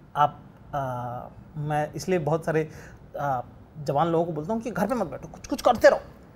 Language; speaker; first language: Hindi; native; Hindi